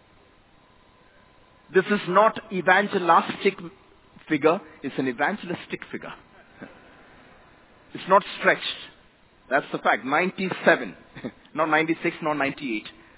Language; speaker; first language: English; non-native, local second language; Malayalam